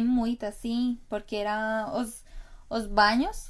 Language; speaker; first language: Portuguese; non-native, fluent; Spanish